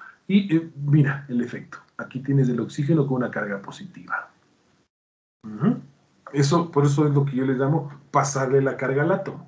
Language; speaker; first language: Spanish; native; Spanish